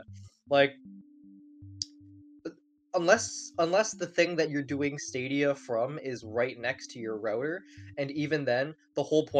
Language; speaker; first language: English; non-native, local second language; Cantonese